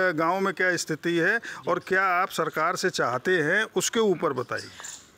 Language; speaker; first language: Hindi; native; Hindi